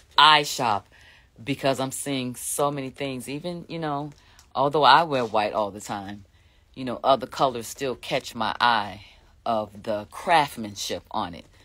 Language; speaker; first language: English; native; English